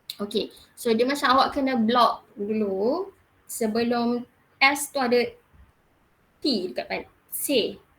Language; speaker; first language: Malay; native; Malay